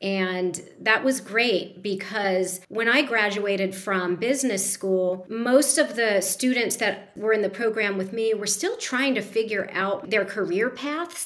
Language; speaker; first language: English; native; English